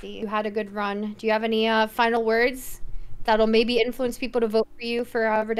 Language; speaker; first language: English; native; English